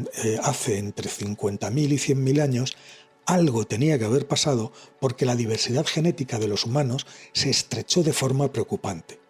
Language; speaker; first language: Spanish; native; Spanish